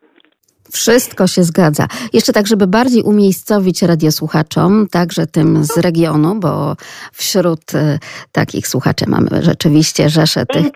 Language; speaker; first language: Polish; native; Polish